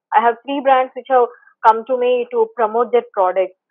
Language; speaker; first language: English; non-native, local second language; Telugu